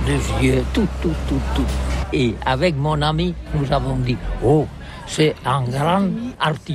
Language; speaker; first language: French; non-native, learner; Catalan